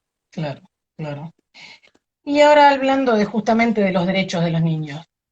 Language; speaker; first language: Spanish; native; Spanish